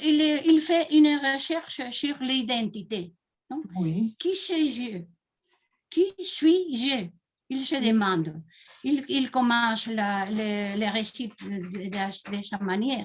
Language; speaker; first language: French; non-native, learner; Spanish